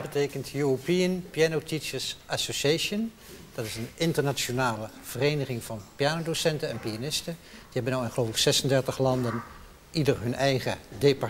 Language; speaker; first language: Dutch; native; Dutch